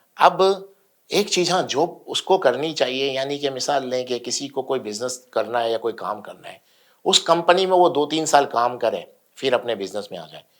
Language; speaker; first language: Urdu; native; Urdu